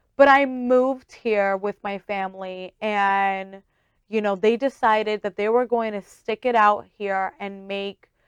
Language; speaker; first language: English; early bilingual, other home language; Spanish